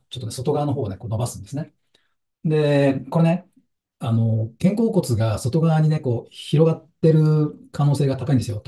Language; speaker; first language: Japanese; native; Japanese